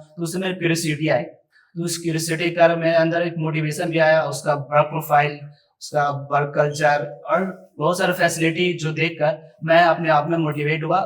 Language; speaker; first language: Hindi; native; Hindi